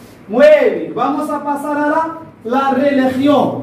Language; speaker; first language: Spanish; non-native, fluent; Arabic